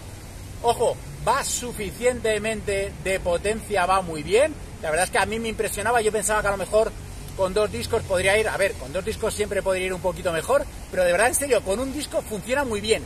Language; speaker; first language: Spanish; native; Spanish